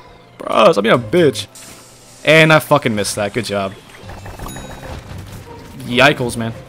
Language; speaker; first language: English; native; English